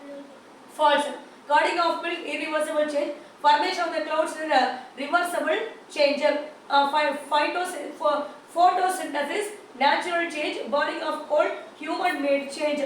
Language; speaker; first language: English; non-native, local second language; Tamil